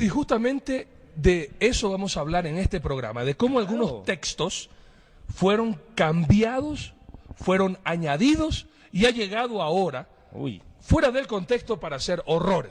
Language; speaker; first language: Spanish; native; Spanish